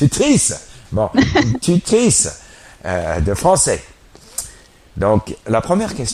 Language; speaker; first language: French; non-native, fluent; English